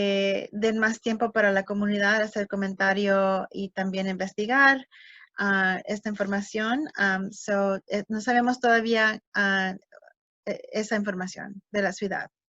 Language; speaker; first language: Spanish; early bilingual, heritage; English